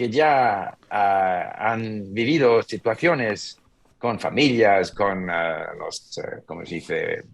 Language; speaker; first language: Spanish; non-native, fluent; English